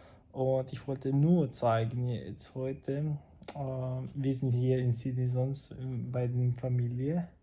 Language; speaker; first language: German; non-native, fluent; Croatian